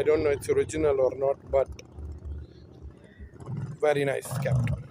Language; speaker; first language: English; non-native, local second language; Urdu